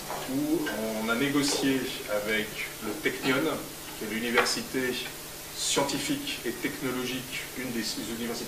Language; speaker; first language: French; native; French